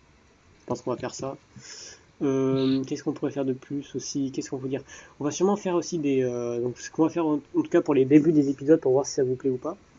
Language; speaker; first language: French; native; French